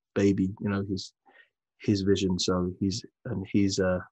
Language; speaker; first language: English; native; English